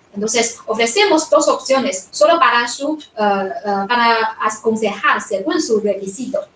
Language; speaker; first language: Spanish; non-native, fluent; Chinese